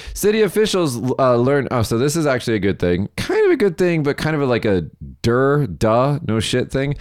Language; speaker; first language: English; native; English